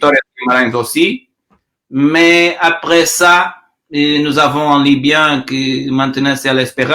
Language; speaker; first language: French; non-native, learner; Portuguese